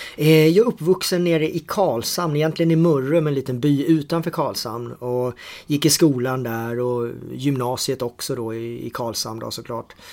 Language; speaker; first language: Swedish; native; Swedish